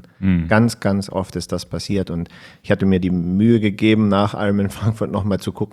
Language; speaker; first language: German; native; German